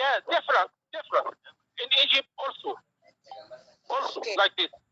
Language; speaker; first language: English; non-native, learner; Arabic